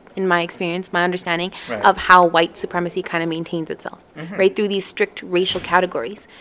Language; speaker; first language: English; native; English